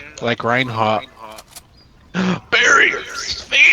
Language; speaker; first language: English; native; English